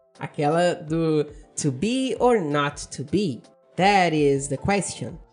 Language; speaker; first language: English; non-native, fluent; Portuguese